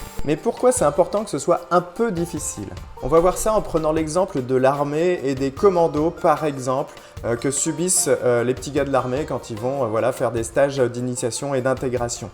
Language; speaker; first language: French; native; French